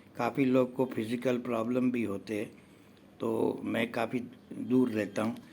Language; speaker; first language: Hindi; non-native, local second language; Gujarati